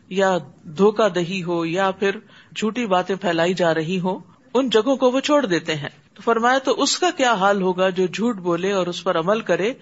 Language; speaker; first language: Urdu; native; Urdu